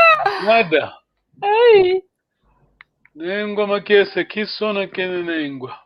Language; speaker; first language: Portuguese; non-native, local second language; Kongo